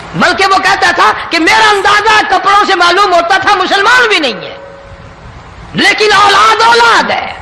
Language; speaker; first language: Urdu; non-native, local second language; Saraiki